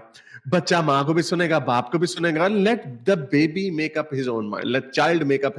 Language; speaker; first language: Hindi; native; Hindi